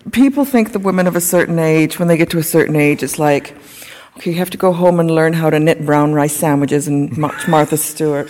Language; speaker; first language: English; native; English